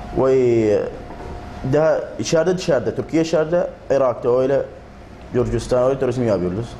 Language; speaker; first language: Turkish; non-native, learner; Arabic